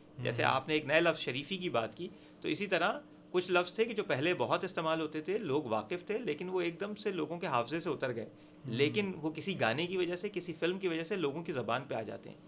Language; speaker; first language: Urdu; native; Urdu